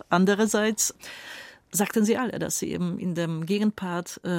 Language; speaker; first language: German; non-native, fluent; Polish